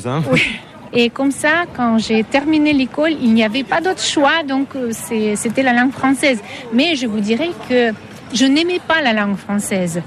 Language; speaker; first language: French; non-native, fluent; Russian